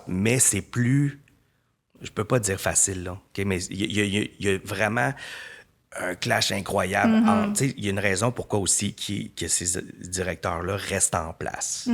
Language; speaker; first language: French; native; French